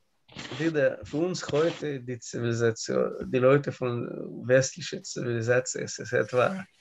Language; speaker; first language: German; non-native, learner; Russian